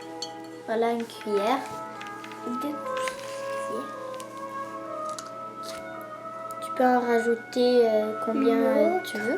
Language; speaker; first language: French; native; French